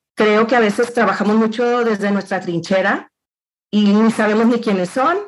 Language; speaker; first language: Spanish; native; Spanish